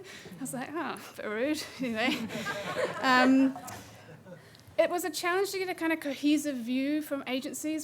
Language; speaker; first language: English; native; English